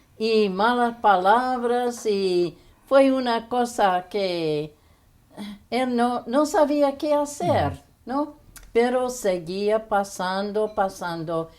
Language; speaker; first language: Spanish; non-native, fluent; English